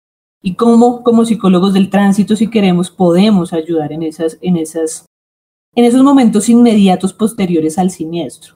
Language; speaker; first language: Spanish; native; Spanish